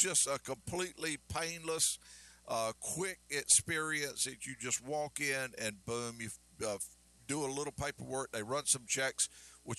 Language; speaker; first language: English; native; English